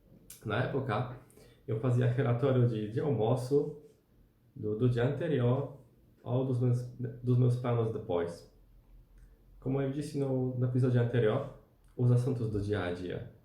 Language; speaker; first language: Portuguese; non-native, fluent; Polish